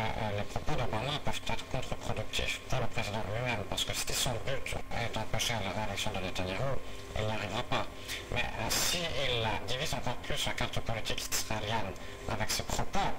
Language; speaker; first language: French; native; French